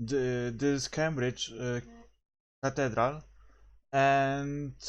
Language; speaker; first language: English; non-native, learner; Polish